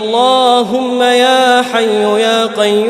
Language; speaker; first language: Arabic; native; Arabic